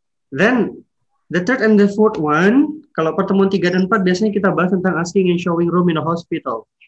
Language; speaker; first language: English; non-native, fluent; Indonesian